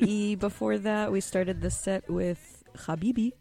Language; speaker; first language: English; native; English